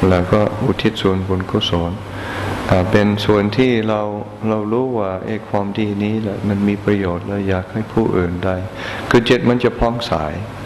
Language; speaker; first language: Thai; non-native, fluent; English